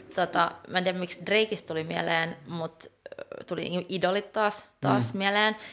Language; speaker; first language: Finnish; non-native, local second language; Swedish